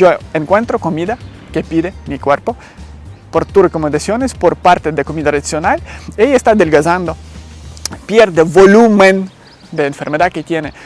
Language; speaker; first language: Spanish; non-native, learner; Ukrainian